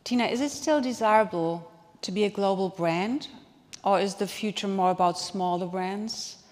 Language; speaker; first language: English; non-native, fluent; German